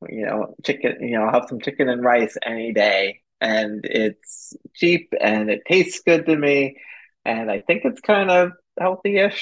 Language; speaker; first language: English; native; English